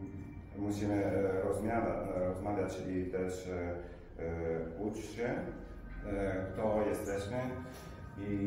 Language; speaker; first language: Polish; non-native, learner; Italian